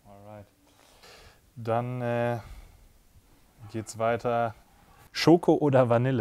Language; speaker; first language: German; native; German